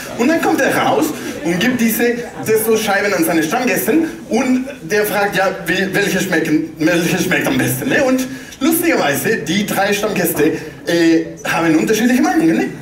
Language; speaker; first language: German; non-native, fluent; Spanish